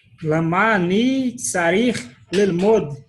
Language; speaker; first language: Hebrew; non-native, learner; Portuguese